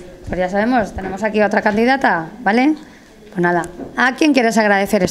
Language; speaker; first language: Spanish; native; Spanish